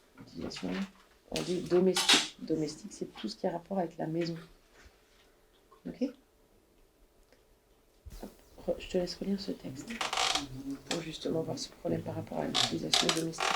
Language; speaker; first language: French; native; French